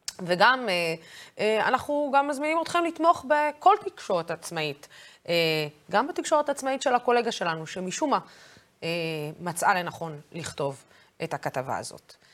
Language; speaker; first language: Hebrew; non-native, local second language; Arabic